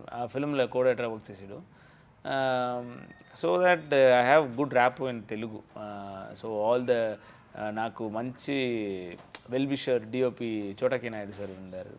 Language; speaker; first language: Telugu; non-native, learner; Tamil